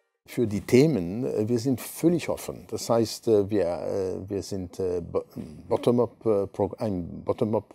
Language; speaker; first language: German; non-native, fluent; French